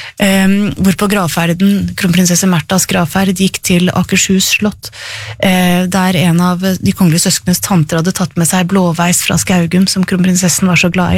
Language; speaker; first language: Norwegian; native; Norwegian